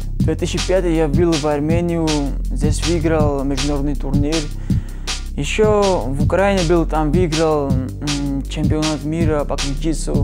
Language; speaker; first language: Russian; non-native, learner; Georgian